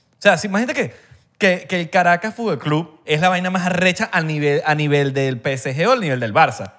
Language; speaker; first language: Spanish; native; Spanish